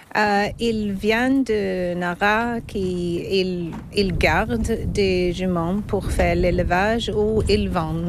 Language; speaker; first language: French; non-native, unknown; Swedish